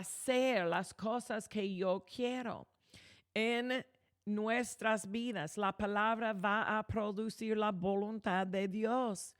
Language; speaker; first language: Spanish; non-native, fluent; English